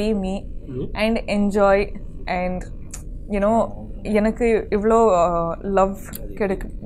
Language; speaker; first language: Tamil; non-native, learner; Kodava